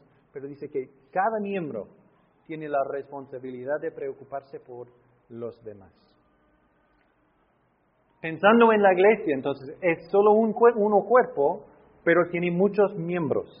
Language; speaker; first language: Spanish; non-native, fluent; English